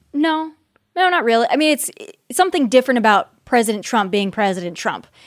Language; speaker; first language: English; native; English